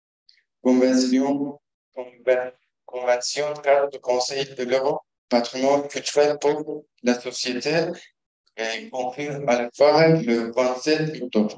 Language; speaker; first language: French; non-native, learner; Kurdish